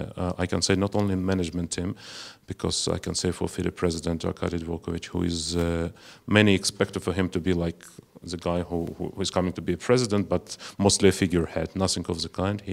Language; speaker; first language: English; non-native, fluent; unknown